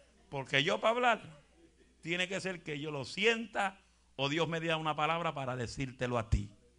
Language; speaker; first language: Spanish; native; Spanish